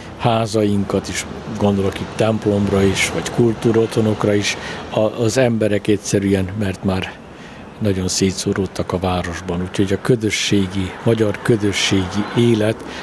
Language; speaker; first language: Hungarian; native; Hungarian